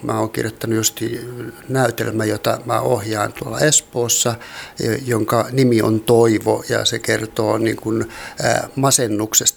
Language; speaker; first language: Finnish; native; Finnish